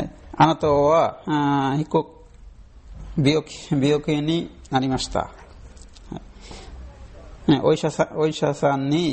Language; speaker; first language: Japanese; non-native, learner; Bangla